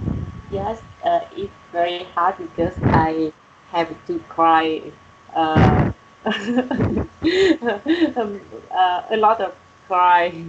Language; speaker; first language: English; non-native, learner; Vietnamese